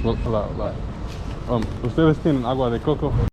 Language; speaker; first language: Spanish; non-native, learner; English